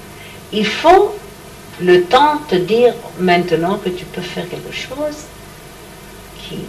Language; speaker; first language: French; non-native, learner; Hebrew